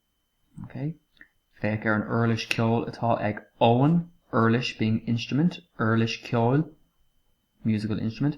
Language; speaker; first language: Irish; non-native, local second language; English